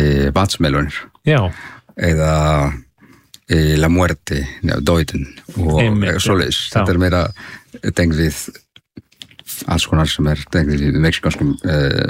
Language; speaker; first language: Icelandic; non-native, learner; Spanish